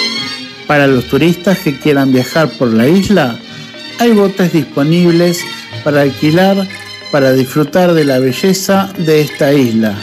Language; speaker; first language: Spanish; non-native, fluent; Indonesian